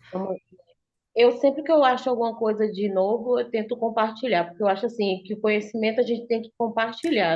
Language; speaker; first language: Portuguese; native; Portuguese